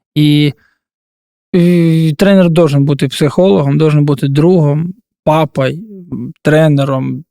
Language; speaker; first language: Ukrainian; non-native, local second language; Russian